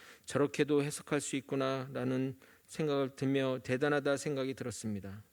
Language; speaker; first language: Korean; native; Korean